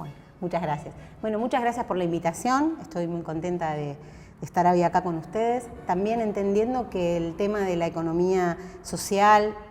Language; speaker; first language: Spanish; native; Spanish